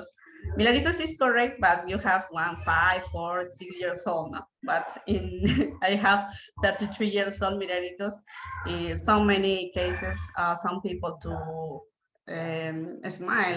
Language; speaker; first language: English; non-native, learner; Spanish